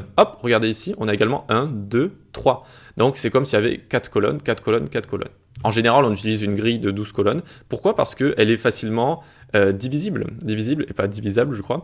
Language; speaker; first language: French; native; French